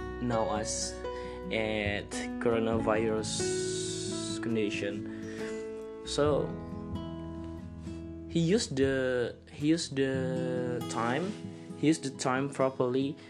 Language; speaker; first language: English; non-native, learner; Indonesian